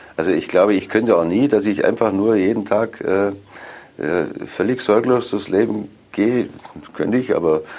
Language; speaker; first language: German; native; German